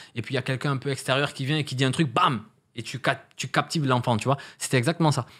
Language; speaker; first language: French; native; French